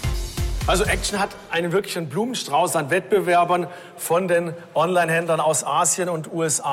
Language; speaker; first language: German; native; German